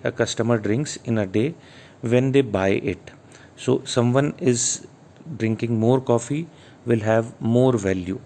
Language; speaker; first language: English; non-native, local second language; Hindi